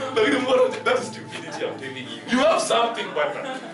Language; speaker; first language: English; non-native, local second language; Swahili